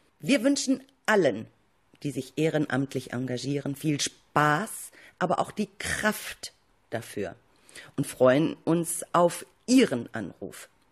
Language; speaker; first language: German; native; German